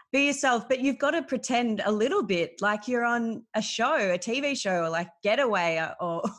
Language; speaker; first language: English; native; English